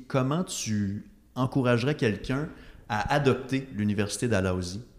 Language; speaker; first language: French; native; French